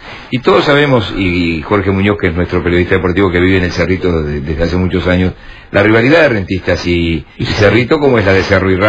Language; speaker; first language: Spanish; native; Spanish